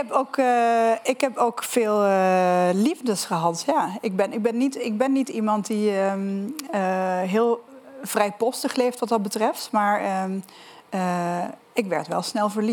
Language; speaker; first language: Dutch; native; Dutch